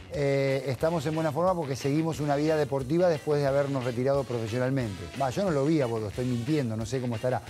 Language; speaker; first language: Spanish; native; Spanish